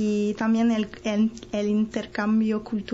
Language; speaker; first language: Spanish; non-native, learner; French